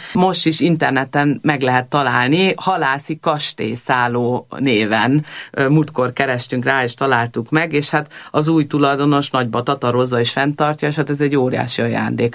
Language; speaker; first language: Hungarian; early bilingual, heritage; Hungarian